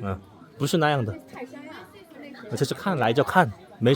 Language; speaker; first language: Chinese; non-native, fluent; Korean